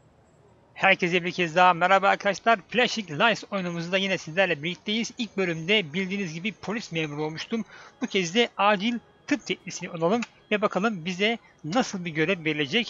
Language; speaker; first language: Turkish; native; Turkish